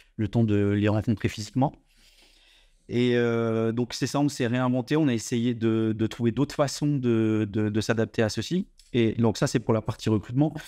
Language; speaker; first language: French; native; French